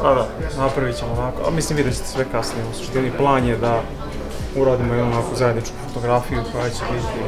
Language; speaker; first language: Serbian; native; Serbian